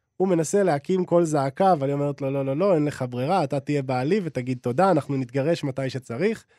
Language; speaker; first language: Hebrew; native; Hebrew